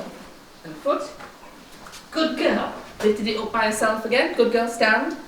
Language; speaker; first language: English; native; English